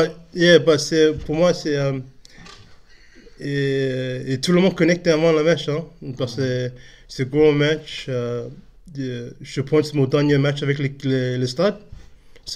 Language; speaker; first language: French; non-native, learner; English